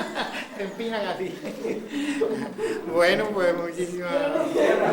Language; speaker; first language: Spanish; native; Spanish